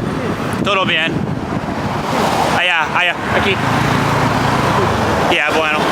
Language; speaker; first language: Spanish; non-native, learner; English